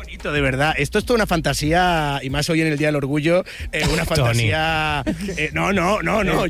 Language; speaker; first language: Spanish; native; Spanish